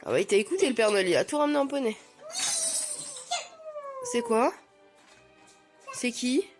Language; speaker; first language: French; native; French